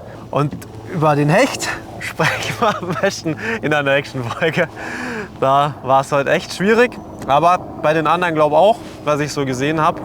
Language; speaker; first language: German; native; German